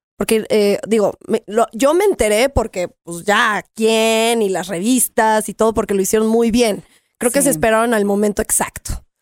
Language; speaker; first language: Spanish; native; Spanish